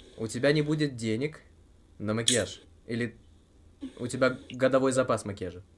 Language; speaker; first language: Russian; non-native, local second language; Uzbek